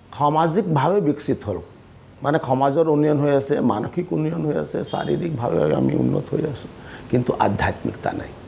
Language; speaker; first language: Assamese; non-native, local second language; Hindi